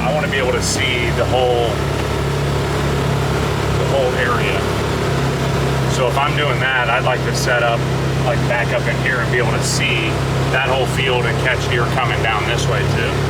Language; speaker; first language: English; native; English